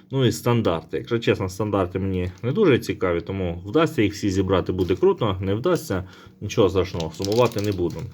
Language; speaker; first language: Ukrainian; non-native, local second language; Russian